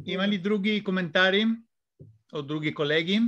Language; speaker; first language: Bulgarian; non-native, fluent; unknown